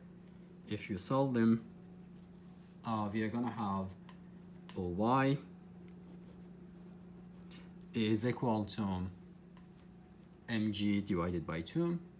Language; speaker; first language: English; non-native, fluent; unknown